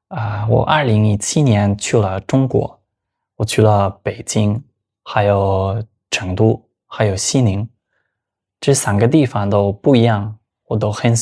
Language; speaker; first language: Chinese; non-native, fluent; Spanish